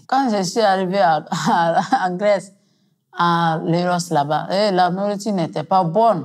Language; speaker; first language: French; non-native, local second language; Mandingo